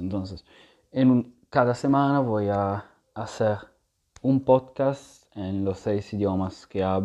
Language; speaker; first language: Spanish; non-native, fluent; Italian